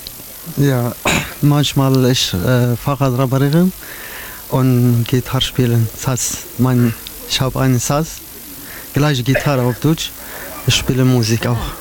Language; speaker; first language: German; non-native, learner; Arabic